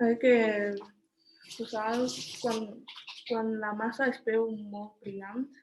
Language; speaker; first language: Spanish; non-native, learner; Chinese